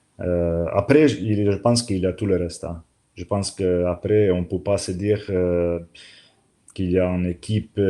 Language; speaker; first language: French; non-native, learner; Slovenian